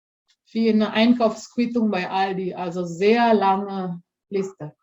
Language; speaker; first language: German; non-native, fluent; Indonesian